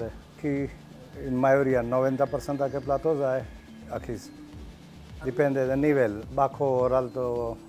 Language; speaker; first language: Spanish; non-native, learner; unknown